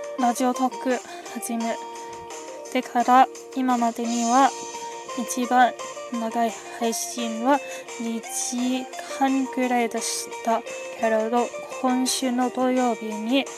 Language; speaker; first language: Japanese; non-native, learner; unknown